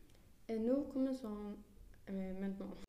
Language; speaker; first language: French; non-native, learner; Swedish